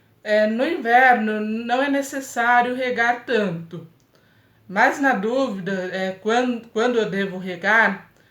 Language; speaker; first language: Portuguese; native; Portuguese